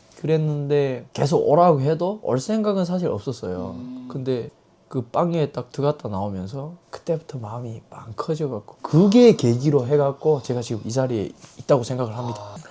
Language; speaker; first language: Korean; native; Korean